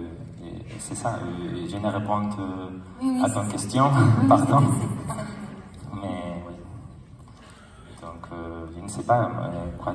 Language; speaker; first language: French; non-native, learner; Spanish